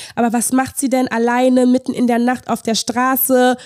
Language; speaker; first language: German; native; German